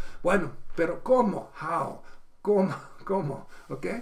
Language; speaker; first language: Spanish; non-native, fluent; English